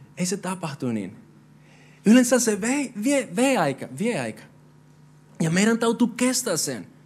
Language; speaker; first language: Finnish; non-native, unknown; Spanish